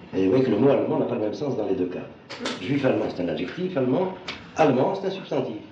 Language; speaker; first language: French; native; French